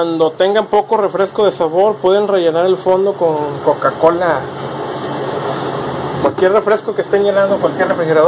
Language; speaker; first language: Spanish; native; Spanish